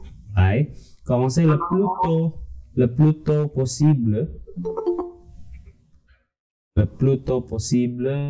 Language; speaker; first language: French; non-native, fluent; Indonesian